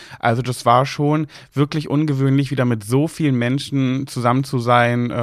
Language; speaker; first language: German; native; German